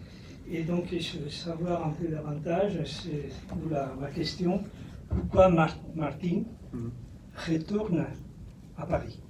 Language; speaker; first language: French; non-native, fluent; Spanish